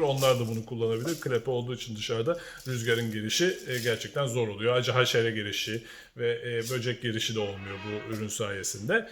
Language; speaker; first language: Turkish; native; Turkish